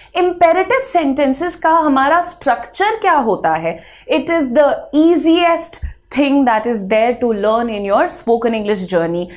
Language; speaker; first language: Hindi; native; Hindi